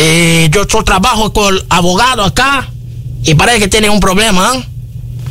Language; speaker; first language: Spanish; non-native, learner; Portuguese